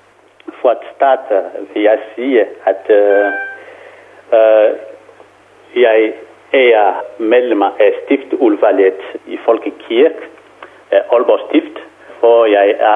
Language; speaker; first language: Danish; non-native, fluent; Kongo